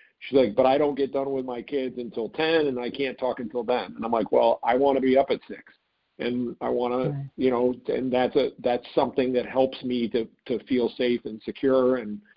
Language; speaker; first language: English; native; English